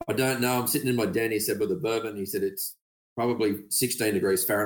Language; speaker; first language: English; native; English